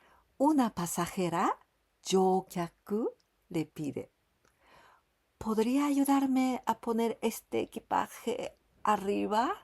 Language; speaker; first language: Spanish; non-native, fluent; Japanese